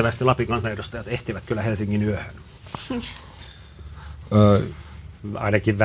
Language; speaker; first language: Finnish; native; Finnish